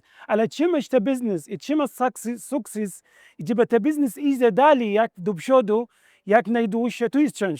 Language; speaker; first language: Polish; non-native, fluent; Arabic